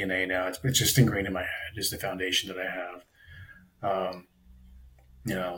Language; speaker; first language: English; native; English